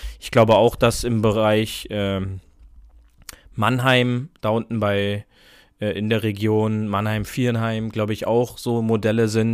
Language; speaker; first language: German; native; German